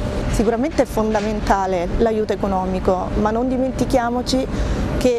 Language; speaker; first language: Italian; native; Italian